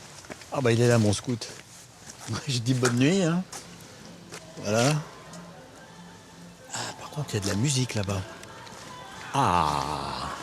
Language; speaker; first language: French; native; French